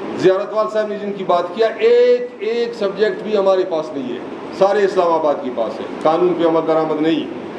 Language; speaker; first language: Urdu; non-native, local second language; Baluchi